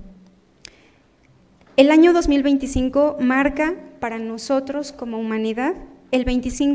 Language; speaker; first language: Spanish; native; Spanish